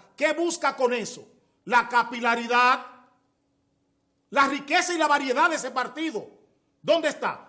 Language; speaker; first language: Spanish; native; Spanish